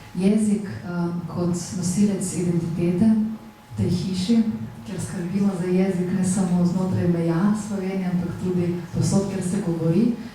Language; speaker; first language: Slovenian; native; Slovenian